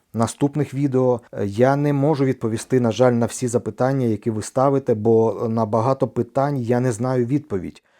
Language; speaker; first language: Ukrainian; non-native, local second language; Russian